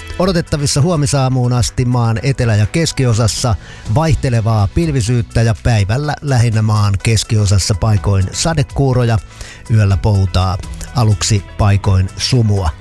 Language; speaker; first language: Finnish; native; Finnish